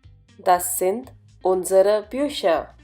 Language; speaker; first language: German; non-native, fluent; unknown